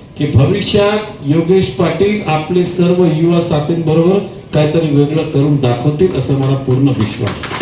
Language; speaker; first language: Marathi; non-native, local second language; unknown